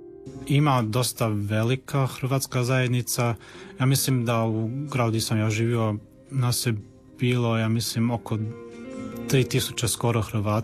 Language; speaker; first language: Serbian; early bilingual, heritage; Croatian